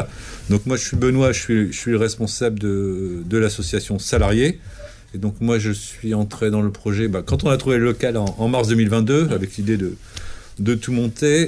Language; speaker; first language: French; native; French